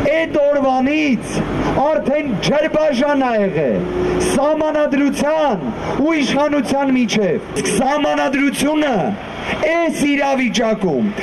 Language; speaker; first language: Armenian; native; Armenian